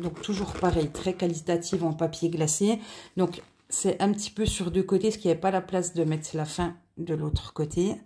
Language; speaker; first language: French; native; French